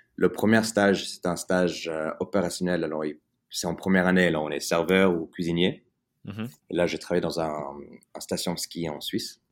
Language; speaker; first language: French; early bilingual, heritage; French